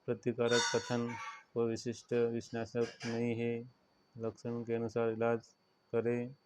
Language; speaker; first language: Hindi; non-native, local second language; Gujarati